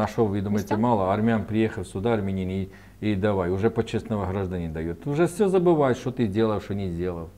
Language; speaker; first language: Ukrainian; non-native, learner; Armenian